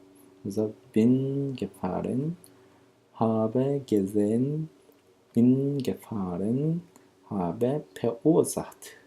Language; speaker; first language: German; non-native, fluent; Korean